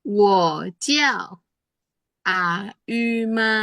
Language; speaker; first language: Chinese; non-native, learner; Indonesian